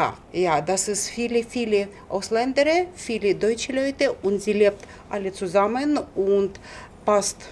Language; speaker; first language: German; non-native, learner; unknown